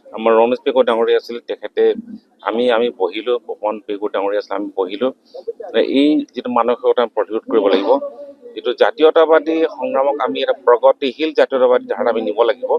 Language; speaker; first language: Assamese; non-native, local second language; Mising